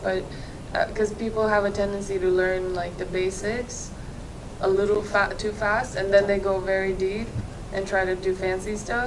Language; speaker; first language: English; non-native, fluent; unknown